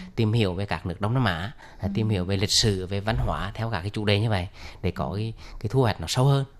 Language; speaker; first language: Vietnamese; native; Vietnamese